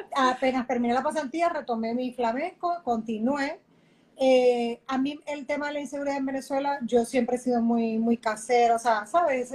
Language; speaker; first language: Spanish; native; Spanish